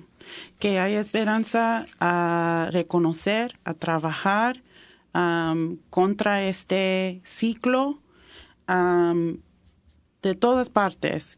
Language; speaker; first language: Spanish; early bilingual, heritage; Spanish